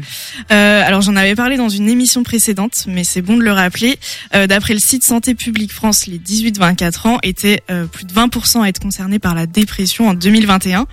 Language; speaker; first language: French; native; French